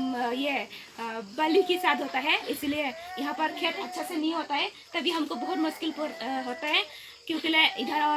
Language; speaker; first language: Hindi; non-native, local second language; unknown